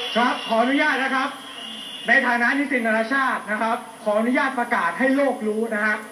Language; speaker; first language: Thai; native; Thai